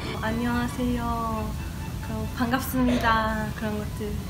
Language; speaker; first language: Korean; non-native, fluent; Hebrew